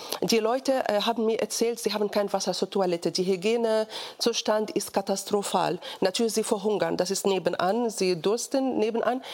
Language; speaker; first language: German; non-native, fluent; Arabic